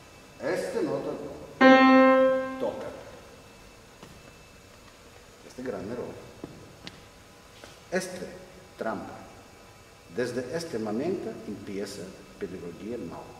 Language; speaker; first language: Spanish; non-native, learner; Russian